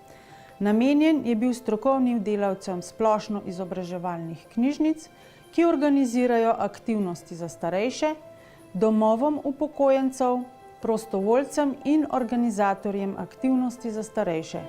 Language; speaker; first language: Slovenian; native; Slovenian